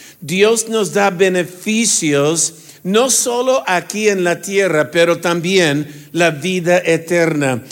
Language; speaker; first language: Spanish; non-native, fluent; English